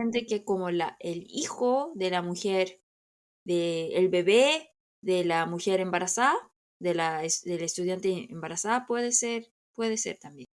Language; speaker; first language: Spanish; non-native, fluent; Korean